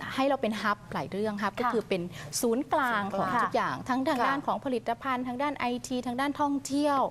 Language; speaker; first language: Thai; native; Thai